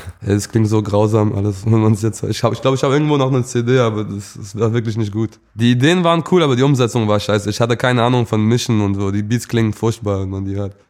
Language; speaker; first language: German; early bilingual, other home language; English